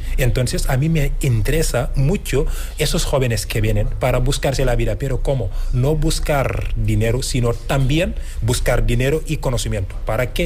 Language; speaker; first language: Spanish; non-native, fluent; Wolof